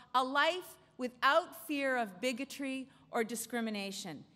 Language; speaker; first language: English; native; English